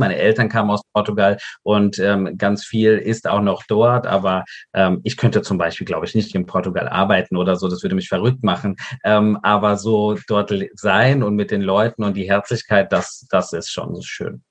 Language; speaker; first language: German; early bilingual, other home language; Portuguese